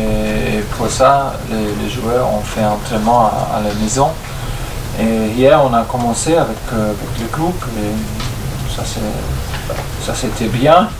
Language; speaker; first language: French; non-native, fluent; German